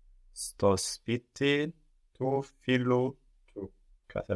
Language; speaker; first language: Greek; non-native, learner; English